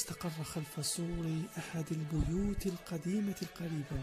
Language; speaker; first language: Arabic; native; Arabic